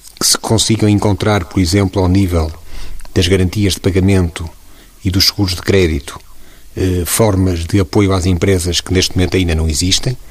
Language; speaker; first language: Portuguese; native; Portuguese